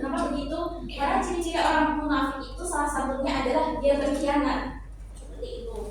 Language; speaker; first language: Indonesian; native; Indonesian